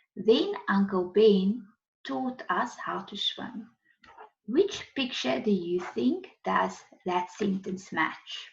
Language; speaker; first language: English; non-native, local second language; Afrikaans